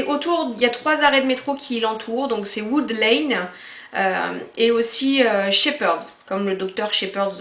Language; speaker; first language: French; native; French